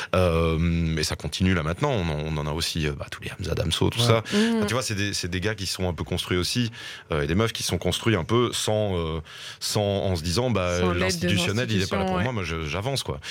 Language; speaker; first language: French; native; French